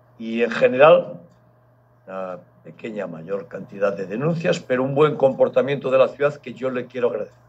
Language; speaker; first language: Spanish; native; Spanish